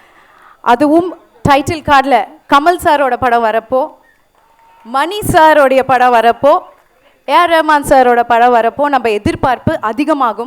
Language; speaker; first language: Tamil; native; Tamil